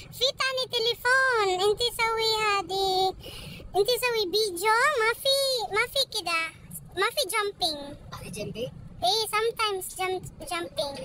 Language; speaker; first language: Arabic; non-native, learner; Filipino